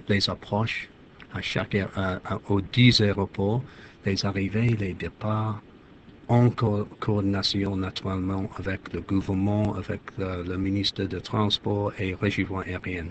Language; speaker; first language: French; non-native, fluent; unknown